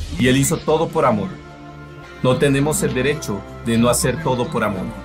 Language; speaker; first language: Spanish; non-native, fluent; German